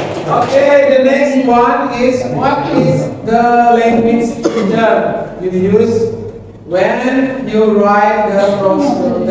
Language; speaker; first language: English; non-native, learner; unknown